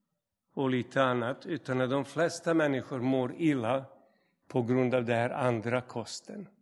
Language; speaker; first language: Swedish; non-native, fluent; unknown